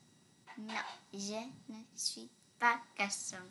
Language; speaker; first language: French; non-native, learner; English